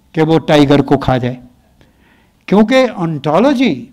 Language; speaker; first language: Hindi; native; Hindi